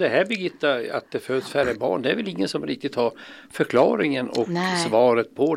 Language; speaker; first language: Swedish; native; Swedish